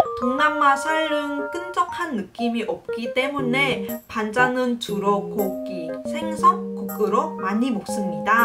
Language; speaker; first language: Korean; non-native, local second language; Vietnamese